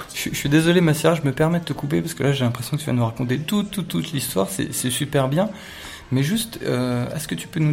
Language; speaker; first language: French; native; French